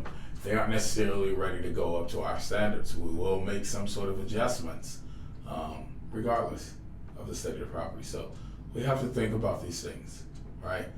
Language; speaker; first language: English; native; English